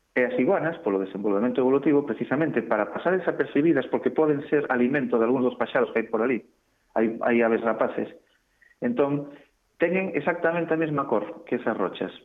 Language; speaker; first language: Galician; native; Galician